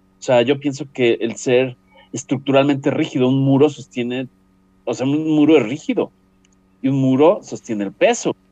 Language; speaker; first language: Spanish; native; Spanish